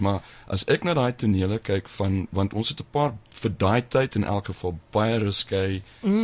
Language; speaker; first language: English; non-native, fluent; German